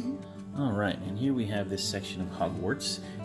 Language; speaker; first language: English; native; English